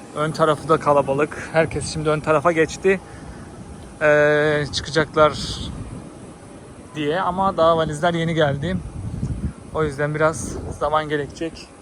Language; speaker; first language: Turkish; native; Turkish